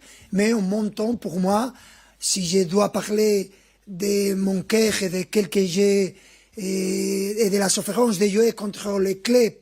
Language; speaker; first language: French; non-native, fluent; Spanish